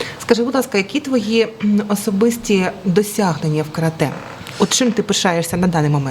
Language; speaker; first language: Ukrainian; native; Ukrainian